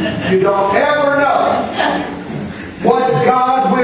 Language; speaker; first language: English; native; English